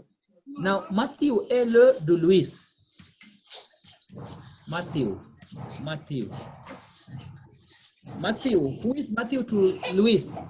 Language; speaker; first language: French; non-native, fluent; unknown